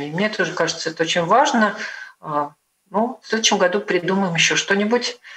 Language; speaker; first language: Russian; native; Russian